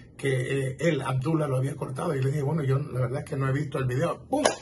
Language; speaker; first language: Spanish; native; Spanish